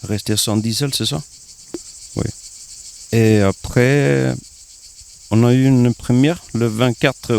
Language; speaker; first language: French; non-native, learner; Swedish